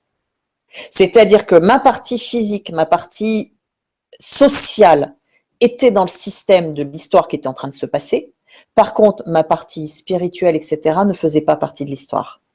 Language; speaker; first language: French; native; French